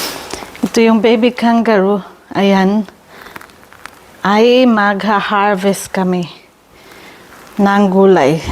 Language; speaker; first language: Filipino; native; Filipino